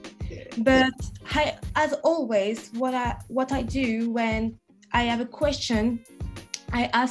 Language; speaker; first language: English; non-native, fluent; French